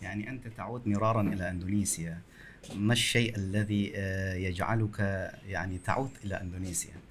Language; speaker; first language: Arabic; non-native, fluent; Indonesian